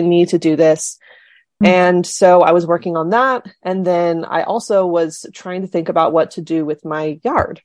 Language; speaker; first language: English; native; English